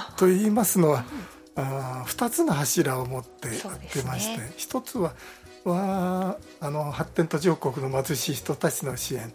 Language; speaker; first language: Japanese; native; Japanese